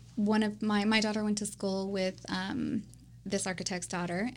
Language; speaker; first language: English; native; English